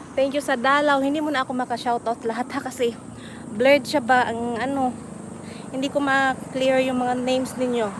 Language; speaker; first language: Filipino; non-native, local second language; Waray